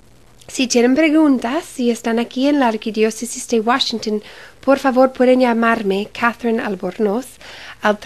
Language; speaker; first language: Spanish; early bilingual, heritage; Spanish